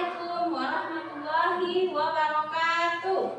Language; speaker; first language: Indonesian; native; Indonesian